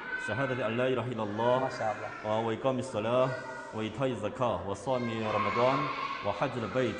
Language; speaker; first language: Arabic; non-native, learner; Chinese